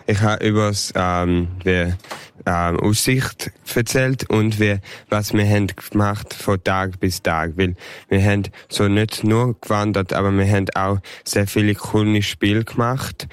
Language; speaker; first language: German; early bilingual, heritage; English